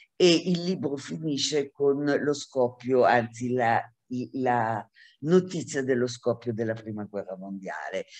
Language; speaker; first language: Italian; non-native, fluent; Hebrew